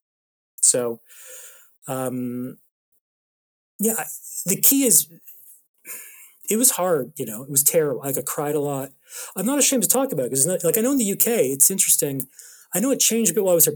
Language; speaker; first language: English; native; English